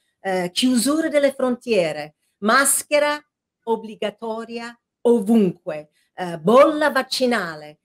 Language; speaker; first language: Italian; non-native, fluent; English